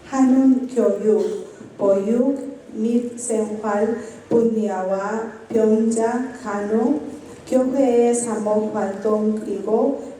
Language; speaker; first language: Korean; non-native, learner; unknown